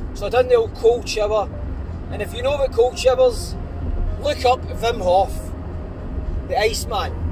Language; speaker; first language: English; native; English